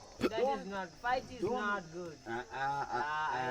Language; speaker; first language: English; non-native, learner; Malayalam